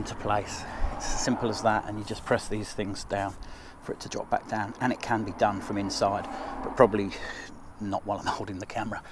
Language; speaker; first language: English; native; English